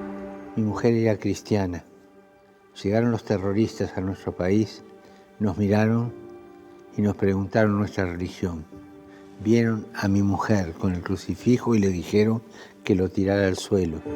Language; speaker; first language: Spanish; native; Spanish